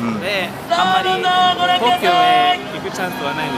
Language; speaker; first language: Japanese; non-native, fluent; English